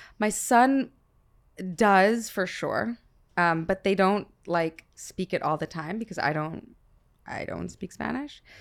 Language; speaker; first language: English; early bilingual, other home language; Hebrew